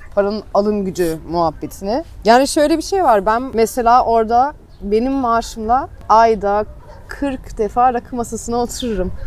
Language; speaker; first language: Turkish; early bilingual, heritage; Turkish